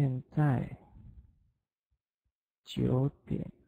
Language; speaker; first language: Chinese; non-native, fluent; Indonesian